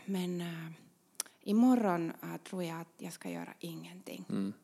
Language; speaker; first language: Swedish; non-native, local second language; Finnish